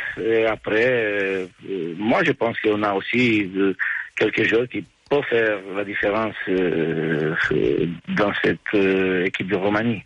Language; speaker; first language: French; non-native, fluent; Romanian